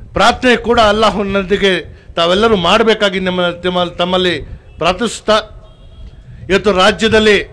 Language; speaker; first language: Kannada; non-native, local second language; Urdu